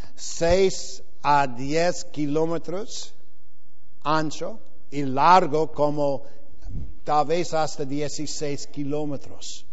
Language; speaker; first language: Spanish; non-native, fluent; English